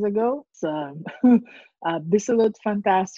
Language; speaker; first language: English; non-native, learner; Portuguese